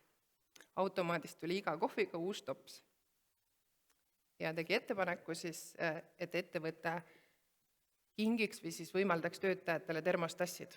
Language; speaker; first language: Estonian; native; Estonian